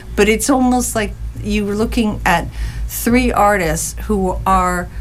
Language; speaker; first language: English; native; English